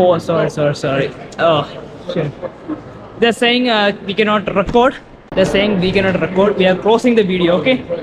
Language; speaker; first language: English; non-native, local second language; Malayalam